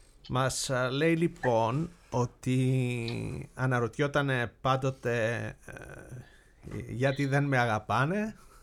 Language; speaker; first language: Greek; native; Greek